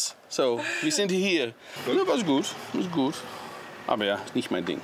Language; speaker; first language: German; non-native, learner; Dutch